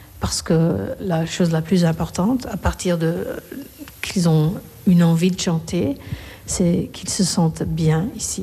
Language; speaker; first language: French; non-native, fluent; Korean